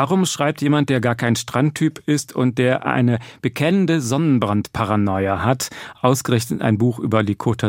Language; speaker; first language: German; native; German